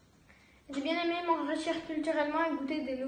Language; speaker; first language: French; native; French